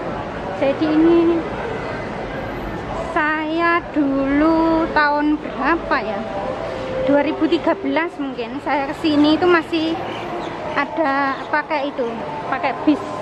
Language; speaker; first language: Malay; non-native, local second language; Javanese